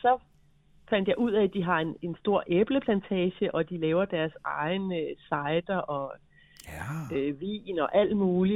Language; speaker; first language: Danish; native; Danish